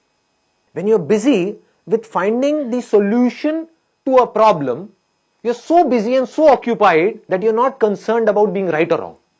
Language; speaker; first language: English; non-native, local second language; Hindi